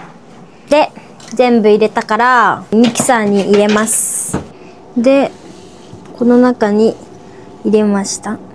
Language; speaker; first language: Japanese; early bilingual, other home language; Filipino